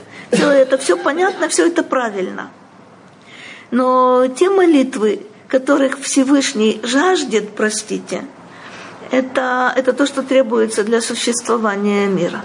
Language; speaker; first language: Russian; native; Russian